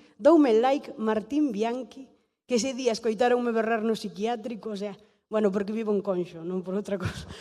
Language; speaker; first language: Galician; native; Galician